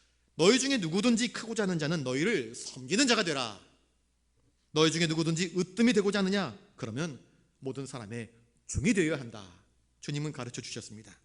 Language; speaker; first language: Korean; native; Korean